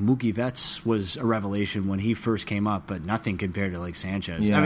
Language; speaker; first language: English; native; English